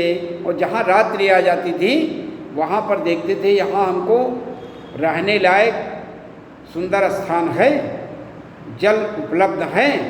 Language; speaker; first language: Hindi; native; Hindi